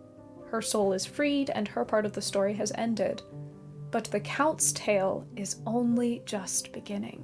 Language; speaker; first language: English; native; English